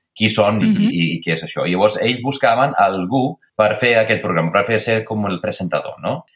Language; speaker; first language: Catalan; non-native, fluent; Icelandic